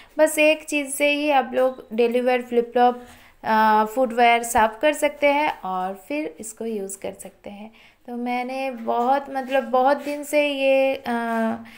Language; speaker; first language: Hindi; non-native, local second language; Bangla